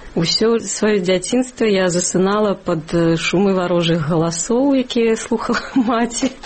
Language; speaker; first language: Belarusian; non-native, local second language; Russian